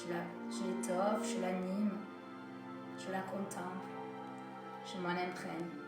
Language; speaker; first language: French; native; French